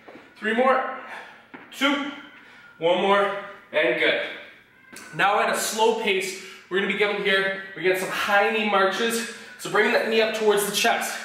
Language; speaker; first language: English; native; English